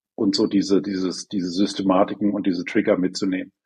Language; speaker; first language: German; native; German